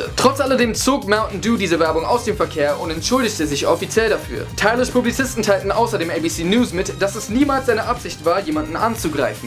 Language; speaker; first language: German; native; German